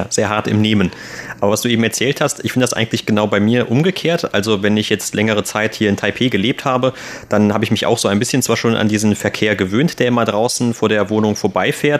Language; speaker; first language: German; native; German